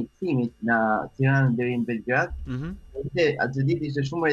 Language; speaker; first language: Albanian; early bilingual, heritage; French